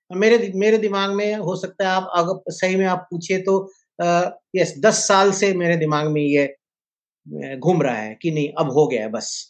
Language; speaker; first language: Hindi; native; Hindi